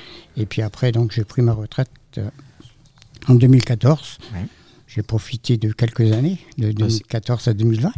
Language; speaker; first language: French; native; French